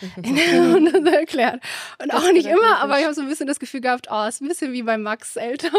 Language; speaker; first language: German; early bilingual, other home language; Arabic